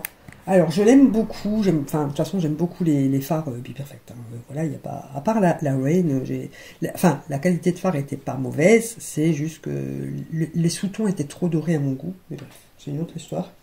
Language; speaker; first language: French; native; French